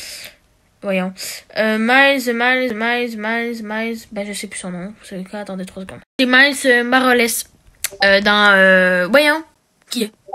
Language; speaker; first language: French; native; French